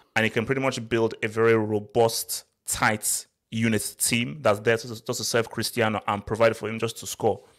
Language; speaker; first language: English; native; English